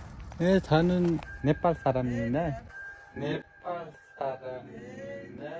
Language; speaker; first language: Korean; non-native, learner; Nepali